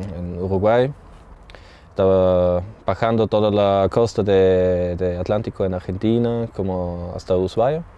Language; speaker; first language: Spanish; non-native, learner; German